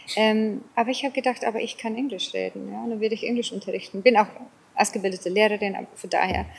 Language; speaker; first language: German; non-native, fluent; English